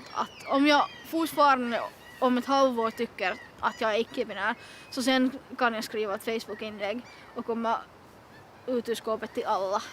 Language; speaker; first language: Swedish; non-native, local second language; Finnish